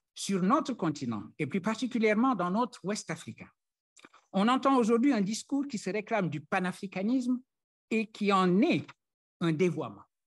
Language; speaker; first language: French; non-native, local second language; Wolof